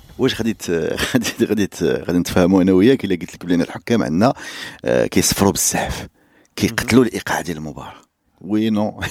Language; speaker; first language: Arabic; native; Arabic